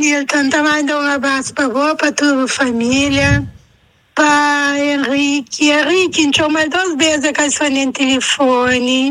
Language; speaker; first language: Spanish; non-native, learner; Kabuverdianu